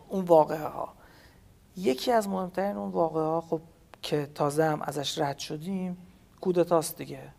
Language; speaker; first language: Persian; native; Persian